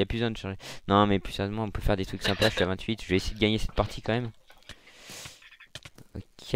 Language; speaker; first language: French; native; French